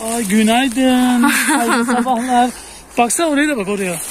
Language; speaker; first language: Turkish; native; Turkish